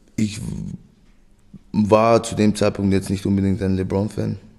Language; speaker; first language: German; native; German